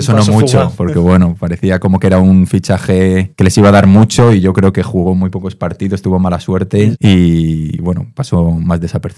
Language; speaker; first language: Spanish; native; Spanish